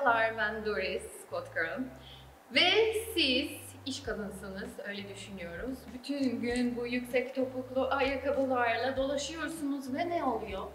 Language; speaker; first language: Turkish; non-native, fluent; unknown